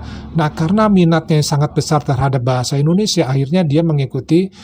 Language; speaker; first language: Indonesian; native; Indonesian